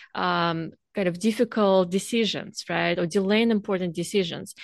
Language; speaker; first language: English; non-native, fluent; Russian